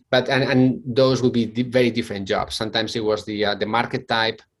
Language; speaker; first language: English; non-native, fluent; Spanish